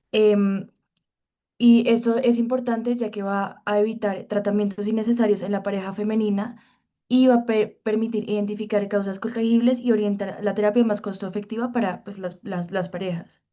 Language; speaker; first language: Spanish; native; Spanish